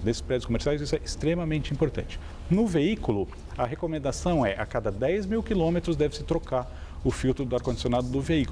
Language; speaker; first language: Portuguese; native; Portuguese